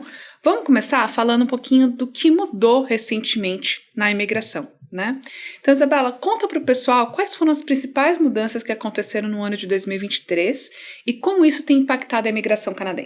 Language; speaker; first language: Portuguese; native; Portuguese